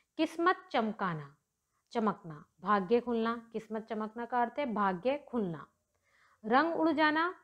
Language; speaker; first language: Hindi; native; Hindi